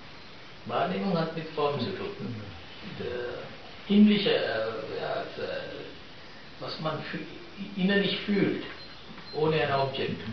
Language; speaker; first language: German; non-native, fluent; Sinhala